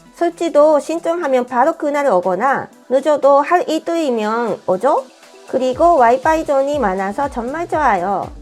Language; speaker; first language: Korean; non-native, fluent; Japanese